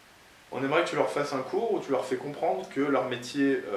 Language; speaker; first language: French; native; French